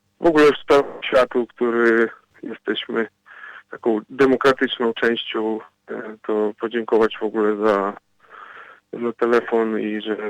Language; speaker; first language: Polish; non-native, fluent; Ukrainian